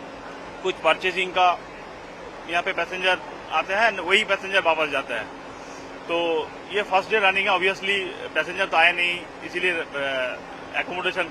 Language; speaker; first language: Hindi; non-native, local second language; Bangla